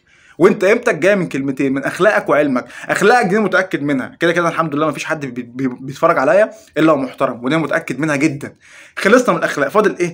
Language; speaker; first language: Arabic; native; Arabic